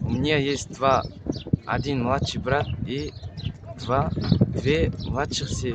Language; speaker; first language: Russian; non-native, learner; Kazakh